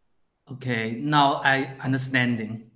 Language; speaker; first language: English; non-native, learner; Chinese